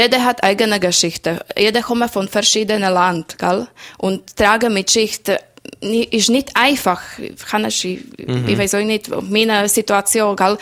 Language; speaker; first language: German; non-native, learner; Slovak